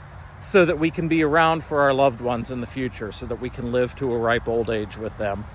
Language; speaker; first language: English; native; English